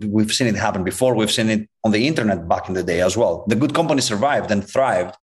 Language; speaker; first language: English; non-native, fluent; Greek